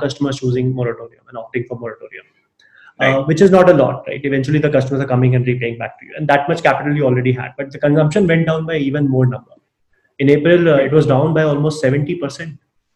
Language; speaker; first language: English; non-native, local second language; Hindi